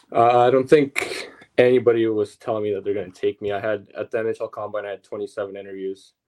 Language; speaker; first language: English; early bilingual, other home language; Russian